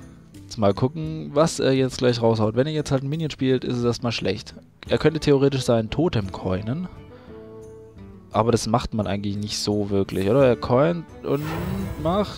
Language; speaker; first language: German; native; German